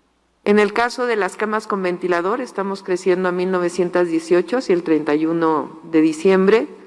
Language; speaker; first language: Spanish; native; Spanish